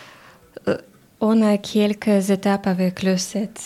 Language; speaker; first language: French; non-native, learner; Ukrainian